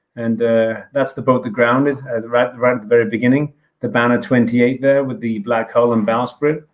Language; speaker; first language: English; non-native, fluent; Danish